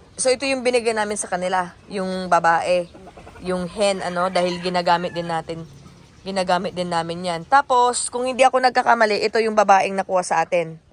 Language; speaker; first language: Filipino; native; Filipino